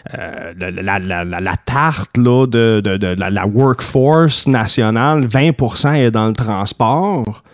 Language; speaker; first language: French; native; French